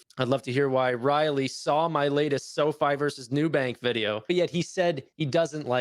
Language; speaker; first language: English; native; English